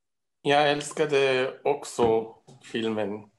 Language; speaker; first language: Swedish; non-native, learner; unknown